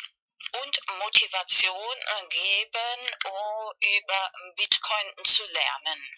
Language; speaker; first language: German; non-native, fluent; Spanish